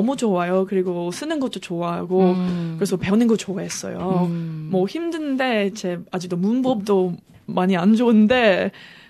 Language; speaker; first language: Korean; non-native, learner; English